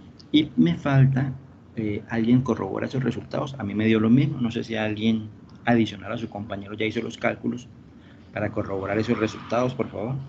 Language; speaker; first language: Spanish; native; Spanish